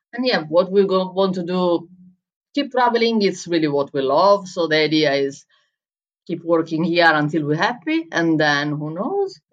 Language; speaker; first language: English; non-native, fluent; Italian